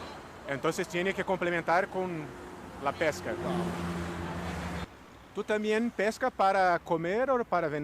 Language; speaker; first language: Spanish; non-native, fluent; Portuguese